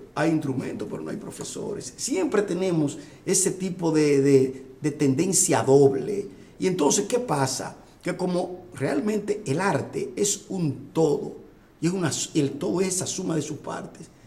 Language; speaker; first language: Spanish; native; Spanish